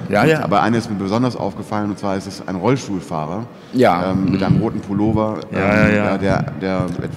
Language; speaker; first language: German; native; German